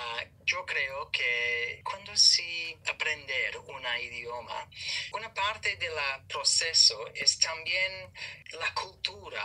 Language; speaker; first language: Spanish; non-native, fluent; English